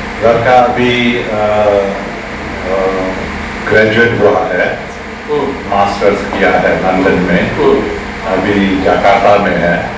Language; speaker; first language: Hindi; early bilingual, heritage; Hindi